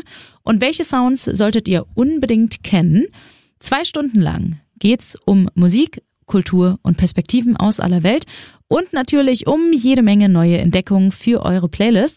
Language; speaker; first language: German; native; German